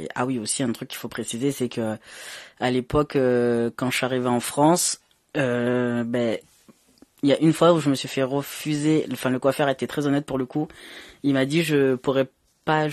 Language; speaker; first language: French; native; French